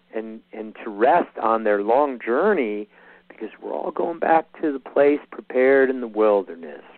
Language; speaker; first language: English; native; English